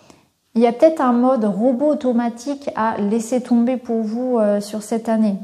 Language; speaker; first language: French; native; French